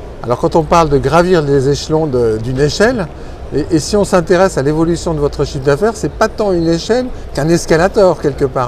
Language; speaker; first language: French; native; French